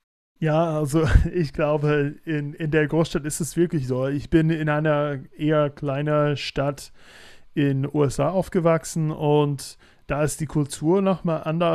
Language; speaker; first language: German; non-native, fluent; English